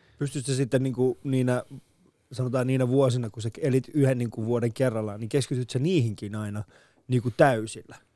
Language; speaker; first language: Finnish; early bilingual, other home language; Persian